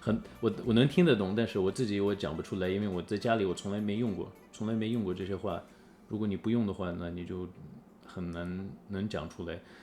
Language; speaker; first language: Chinese; early bilingual, heritage; English